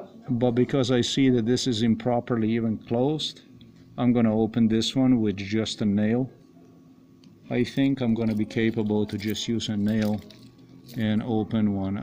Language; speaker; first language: English; non-native, fluent; Slovenian